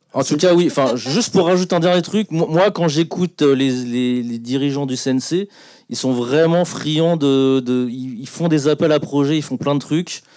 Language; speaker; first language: French; native; French